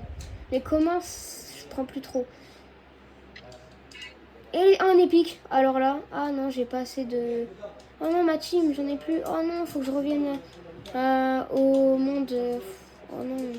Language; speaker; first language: French; native; French